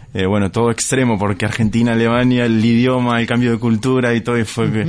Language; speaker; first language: Spanish; native; Spanish